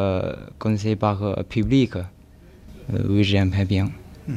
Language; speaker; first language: French; non-native, learner; Chinese